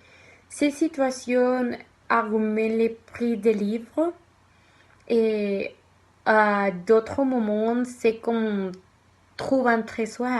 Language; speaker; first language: French; non-native, learner; Spanish